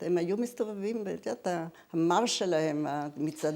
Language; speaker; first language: Hebrew; early bilingual, other home language; German